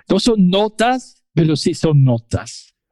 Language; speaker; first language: Spanish; non-native, fluent; English